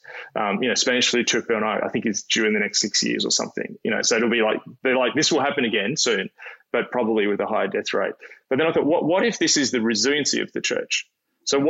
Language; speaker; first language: English; native; English